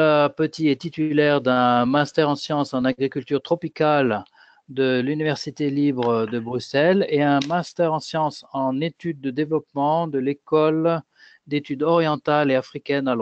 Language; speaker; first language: French; native; French